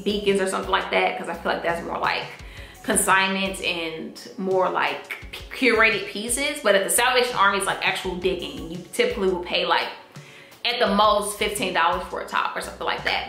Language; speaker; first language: English; native; English